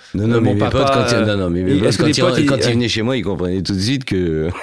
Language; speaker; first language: French; native; French